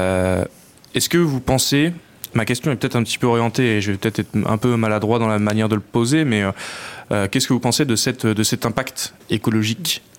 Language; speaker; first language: French; native; French